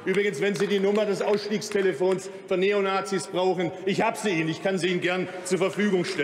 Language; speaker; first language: German; early bilingual, other home language; Turkish